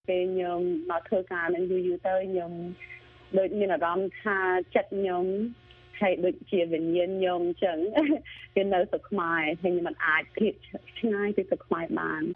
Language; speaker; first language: Khmer; early bilingual, heritage; Khmer